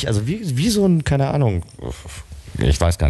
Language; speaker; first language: German; native; German